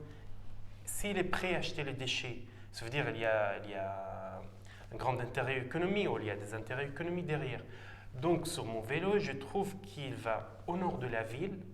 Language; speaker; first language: French; non-native, fluent; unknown